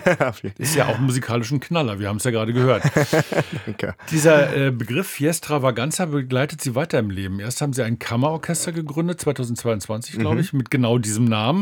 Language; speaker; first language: German; native; German